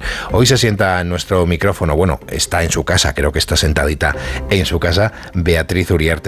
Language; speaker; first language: Spanish; native; Spanish